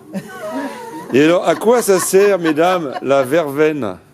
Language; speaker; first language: French; native; French